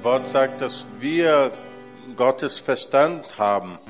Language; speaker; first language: German; non-native, fluent; Portuguese